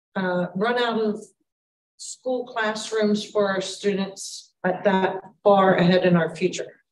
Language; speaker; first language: English; native; English